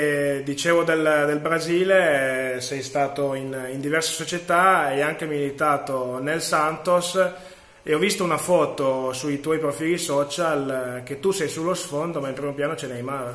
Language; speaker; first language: Italian; native; Italian